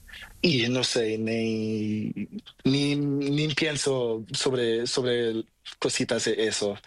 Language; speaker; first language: Spanish; non-native, learner; Portuguese